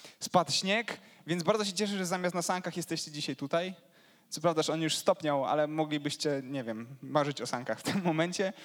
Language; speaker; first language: Polish; native; Polish